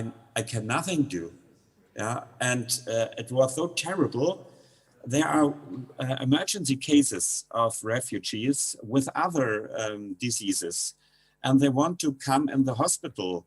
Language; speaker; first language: English; non-native, learner; German